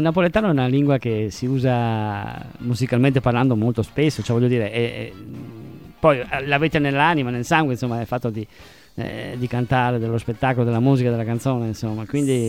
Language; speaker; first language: Italian; native; Italian